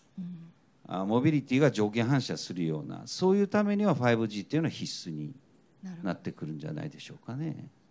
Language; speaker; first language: Japanese; native; Japanese